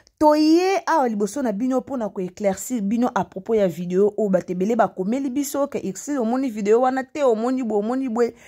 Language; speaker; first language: Lingala; native; Lingala